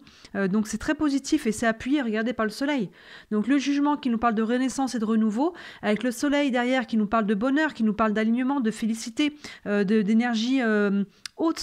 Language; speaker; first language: French; native; French